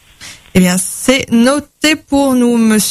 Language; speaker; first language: French; native; French